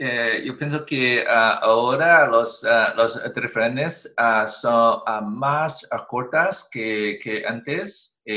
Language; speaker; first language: Spanish; non-native, learner; Chinese